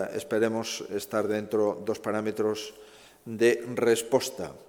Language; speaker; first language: Spanish; native; Spanish